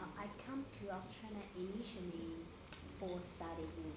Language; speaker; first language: English; non-native, learner; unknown